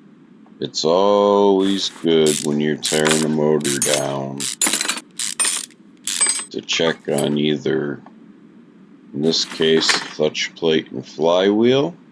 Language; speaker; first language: English; native; English